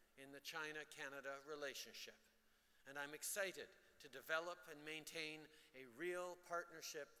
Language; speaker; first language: English; early bilingual, other home language; French